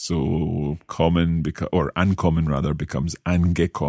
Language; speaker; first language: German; non-native, learner; English